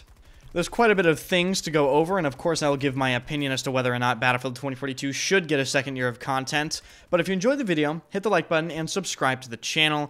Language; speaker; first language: English; native; English